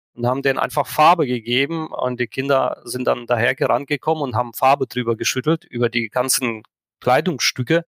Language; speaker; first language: German; non-native, fluent; Russian